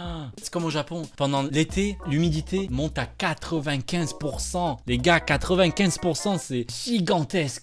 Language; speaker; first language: French; native; French